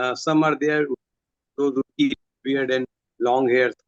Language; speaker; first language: English; non-native, local second language; Hindi